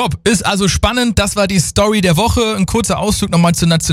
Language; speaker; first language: German; native; German